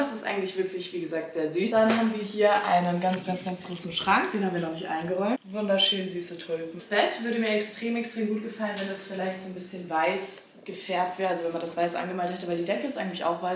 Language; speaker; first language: German; native; German